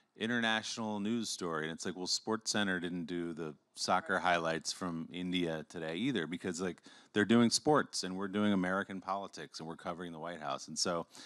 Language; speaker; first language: English; native; English